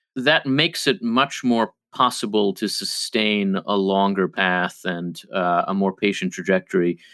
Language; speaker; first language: English; early bilingual, other home language; Hebrew